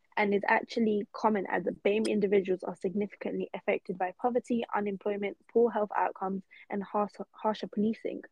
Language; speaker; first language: English; native; English